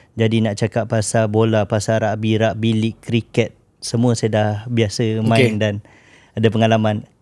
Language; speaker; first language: Malay; native; Malay